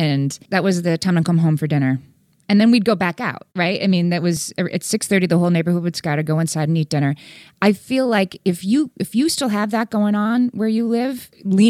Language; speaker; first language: English; native; English